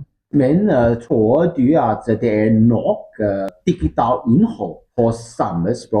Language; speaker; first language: Norwegian; non-native, fluent; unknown